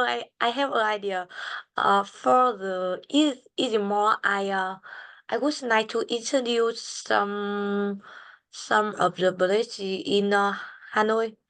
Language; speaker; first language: English; non-native, learner; Vietnamese